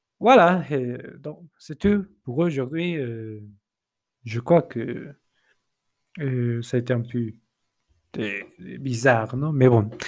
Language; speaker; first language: French; non-native, fluent; Spanish